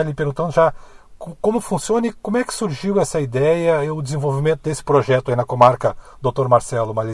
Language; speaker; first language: Portuguese; native; Portuguese